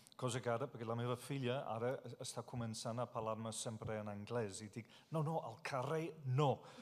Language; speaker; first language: Catalan; non-native, fluent; English